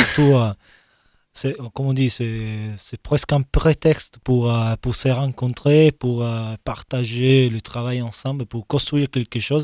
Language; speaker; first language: French; non-native, fluent; Italian